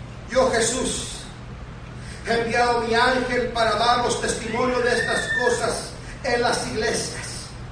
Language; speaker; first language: Spanish; native; Spanish